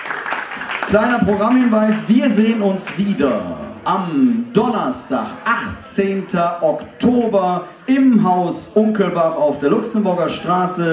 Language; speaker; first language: German; native; German